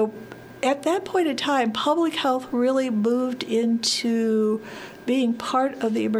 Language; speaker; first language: English; native; English